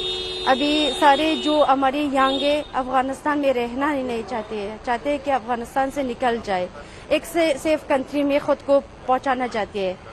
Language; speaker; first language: Hindi; non-native, fluent; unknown